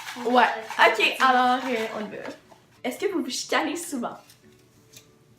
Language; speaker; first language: French; native; French